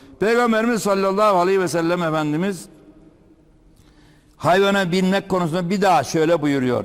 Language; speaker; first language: Turkish; native; Turkish